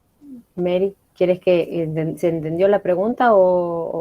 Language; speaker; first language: Spanish; non-native, fluent; Portuguese